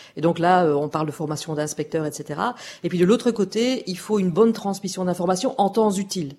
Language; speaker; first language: French; native; French